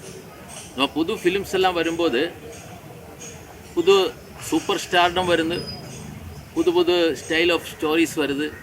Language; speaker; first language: Tamil; non-native, learner; Malayalam